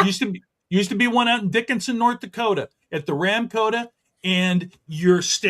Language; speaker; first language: English; native; English